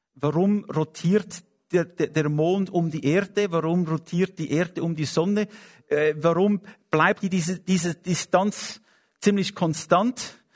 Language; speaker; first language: German; non-native, fluent; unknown